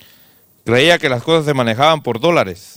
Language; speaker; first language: Spanish; native; Spanish